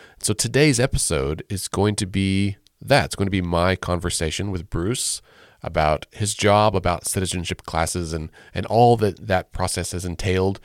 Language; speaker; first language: English; native; English